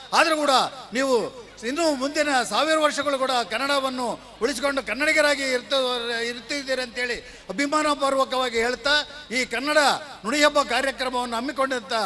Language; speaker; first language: Kannada; native; Kannada